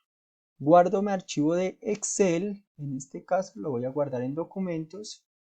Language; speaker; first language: Spanish; native; Spanish